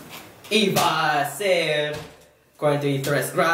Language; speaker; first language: Spanish; non-native, learner; English